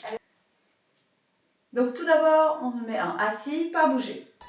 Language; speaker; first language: French; native; French